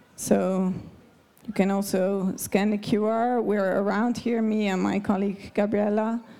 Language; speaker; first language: English; non-native, fluent; Dutch